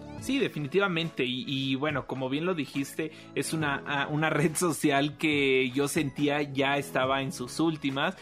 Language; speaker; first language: Spanish; native; Spanish